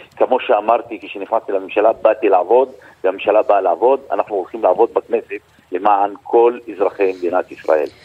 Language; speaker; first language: Hebrew; non-native, local second language; Arabic